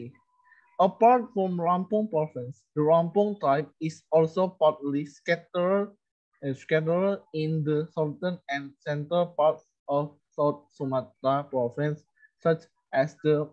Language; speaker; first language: English; non-native, learner; Indonesian